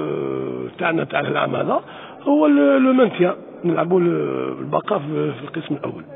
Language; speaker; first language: Arabic; native; Arabic